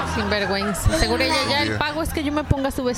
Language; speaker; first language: Spanish; native; Spanish